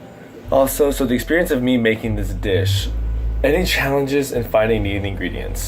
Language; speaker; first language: English; native; English